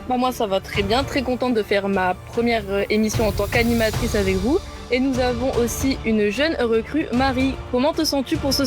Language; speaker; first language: French; native; French